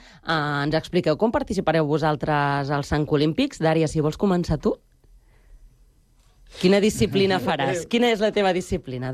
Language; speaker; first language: Catalan; native; Catalan